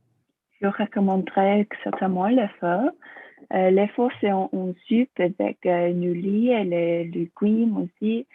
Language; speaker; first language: French; non-native, fluent; English